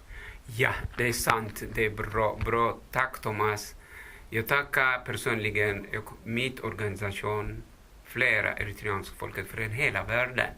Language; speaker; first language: Swedish; non-native, fluent; Tigrinya